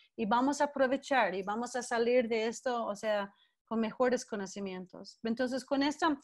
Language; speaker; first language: Spanish; non-native, fluent; English